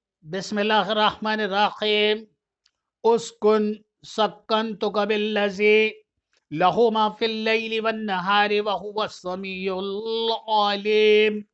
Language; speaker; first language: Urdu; native; Urdu